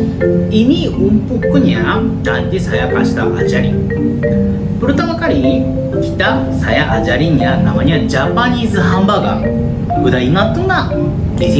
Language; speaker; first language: Indonesian; non-native, learner; Japanese